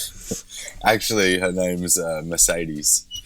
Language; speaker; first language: English; native; English